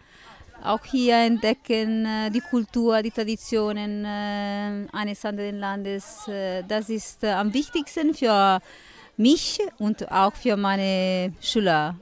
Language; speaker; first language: German; non-native, learner; Italian